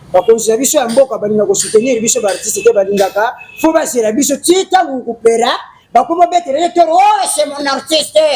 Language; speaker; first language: Lingala; non-native, local second language; Kongo